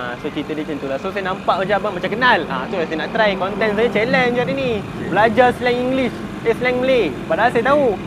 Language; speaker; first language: Malay; early bilingual, other home language; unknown